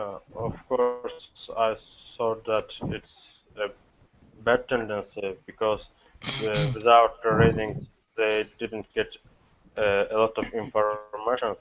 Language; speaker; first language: English; non-native, learner; Azerbaijani